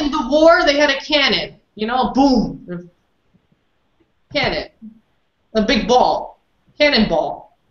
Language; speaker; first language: English; non-native, fluent; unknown